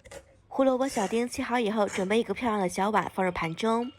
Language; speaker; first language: Chinese; native; Chinese